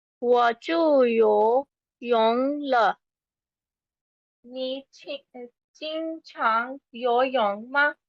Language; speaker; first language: Chinese; non-native, learner; Urdu